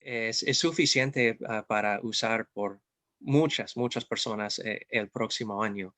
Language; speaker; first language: Spanish; non-native, fluent; English